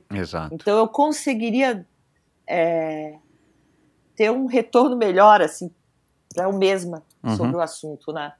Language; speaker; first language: Portuguese; native; Portuguese